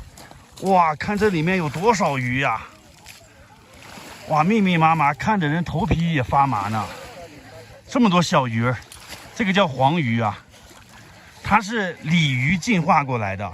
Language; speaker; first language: Chinese; native; Chinese